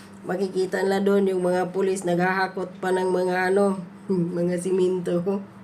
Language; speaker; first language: Filipino; non-native, local second language; Cebuano